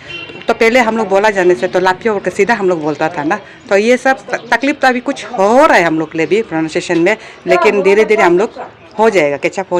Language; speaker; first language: Hindi; non-native, local second language; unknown